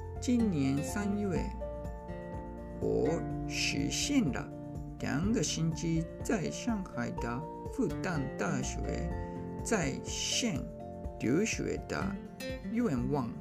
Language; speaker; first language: Chinese; non-native, learner; Japanese